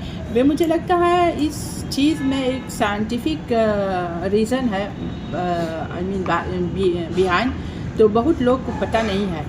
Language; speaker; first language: Hindi; non-native, fluent; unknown